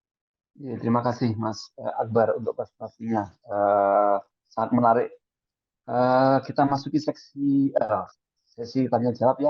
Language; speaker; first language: Indonesian; native; Indonesian